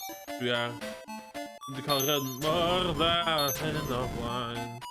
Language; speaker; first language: Dutch; non-native, learner; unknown